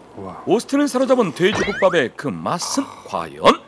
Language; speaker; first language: Korean; native; Korean